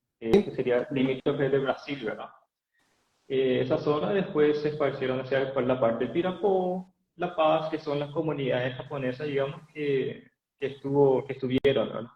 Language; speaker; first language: Spanish; native; Spanish